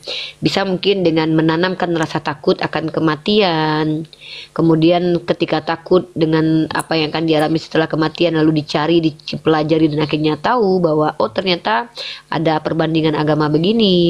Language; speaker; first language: Indonesian; native; Indonesian